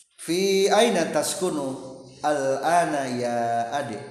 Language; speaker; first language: Arabic; non-native, learner; Indonesian